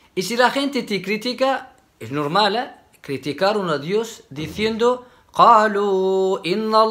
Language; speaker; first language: Spanish; non-native, fluent; Arabic